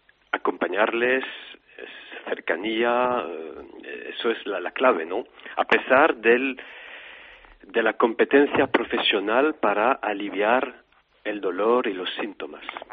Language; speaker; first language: Spanish; non-native, fluent; French